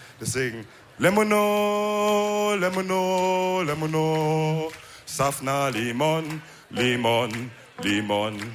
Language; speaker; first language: German; early bilingual, other home language; Wolof